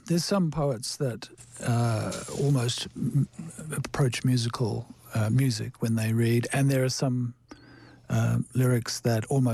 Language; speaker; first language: English; native; English